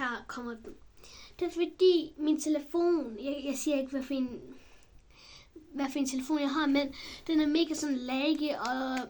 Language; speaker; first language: Danish; early bilingual, other home language; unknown